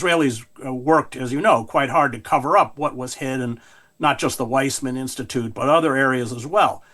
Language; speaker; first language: English; native; English